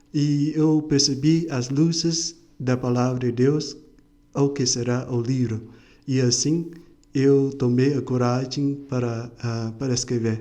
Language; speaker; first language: Portuguese; non-native, fluent; Vietnamese